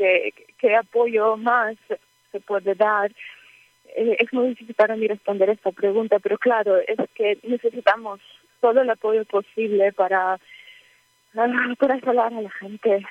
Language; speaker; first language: Spanish; early bilingual, heritage; Ukrainian